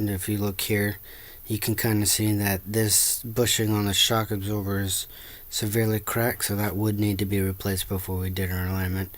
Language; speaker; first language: English; native; English